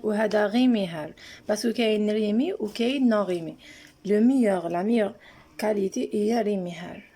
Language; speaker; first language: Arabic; native; Arabic